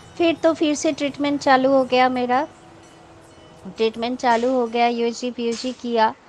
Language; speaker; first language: Hindi; non-native, local second language; Bangla